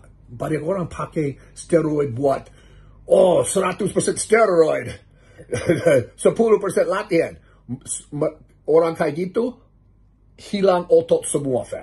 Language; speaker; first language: Indonesian; non-native, learner; English